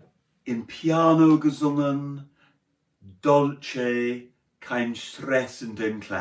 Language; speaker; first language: German; non-native, learner; English